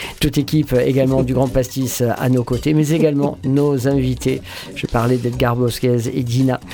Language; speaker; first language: French; native; French